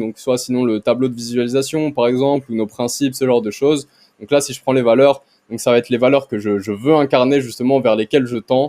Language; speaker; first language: French; native; French